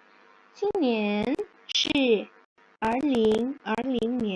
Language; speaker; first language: Chinese; non-native, fluent; Indonesian